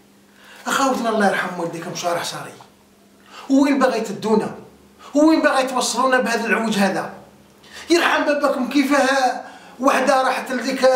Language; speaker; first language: Arabic; native; Arabic